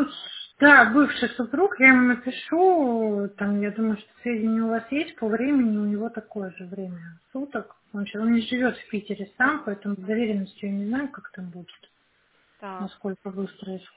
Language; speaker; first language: Russian; native; Russian